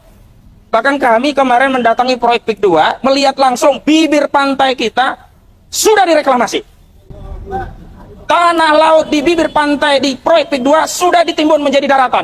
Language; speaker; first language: Indonesian; native; Indonesian